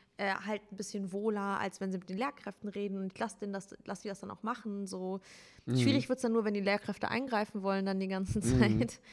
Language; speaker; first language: German; early bilingual, other home language; Turkish